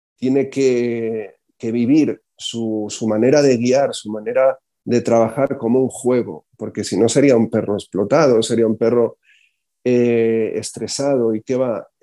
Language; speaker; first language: Spanish; native; Spanish